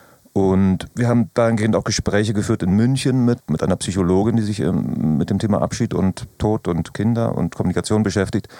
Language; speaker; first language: German; native; German